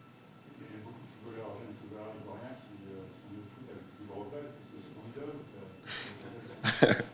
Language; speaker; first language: French; native; French